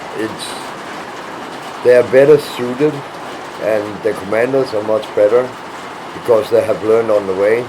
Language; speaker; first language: English; non-native, fluent; Danish